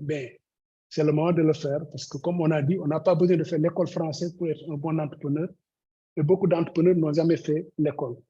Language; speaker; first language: French; non-native, local second language; Wolof